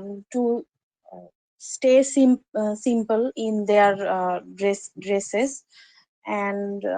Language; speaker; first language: English; non-native, learner; Bangla